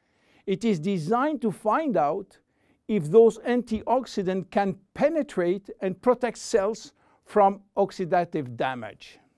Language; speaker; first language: English; non-native, fluent; French